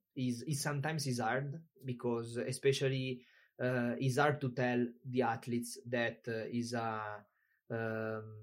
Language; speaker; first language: English; non-native, fluent; Italian